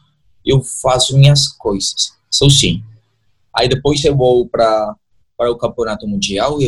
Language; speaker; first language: Portuguese; non-native, learner; Spanish